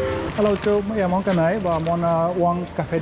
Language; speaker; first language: Vietnamese; non-native, learner; Lithuanian